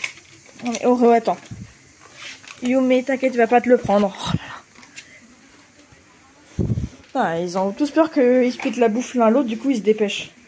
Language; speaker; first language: French; native; French